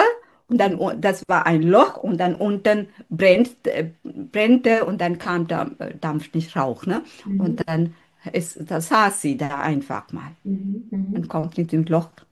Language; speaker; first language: German; non-native, fluent; Sinhala